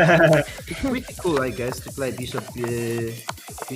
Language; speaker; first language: English; non-native, fluent; Polish